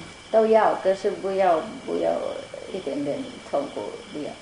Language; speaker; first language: Chinese; non-native, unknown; Vietnamese